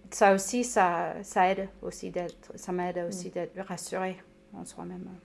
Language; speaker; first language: French; non-native, fluent; English